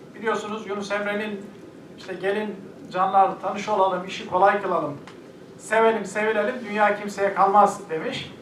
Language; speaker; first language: Turkish; native; Turkish